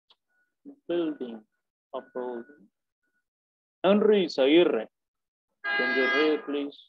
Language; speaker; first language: English; non-native, fluent; Spanish